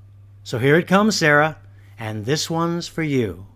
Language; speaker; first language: English; native; English